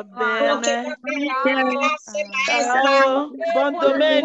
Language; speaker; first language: Italian; non-native, learner; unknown